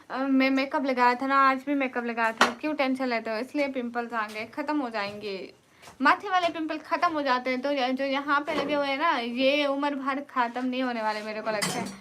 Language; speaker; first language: Urdu; non-native, local second language; Punjabi